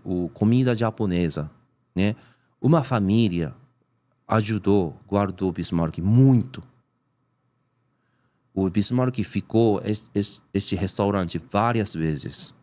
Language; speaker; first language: Portuguese; non-native, learner; Japanese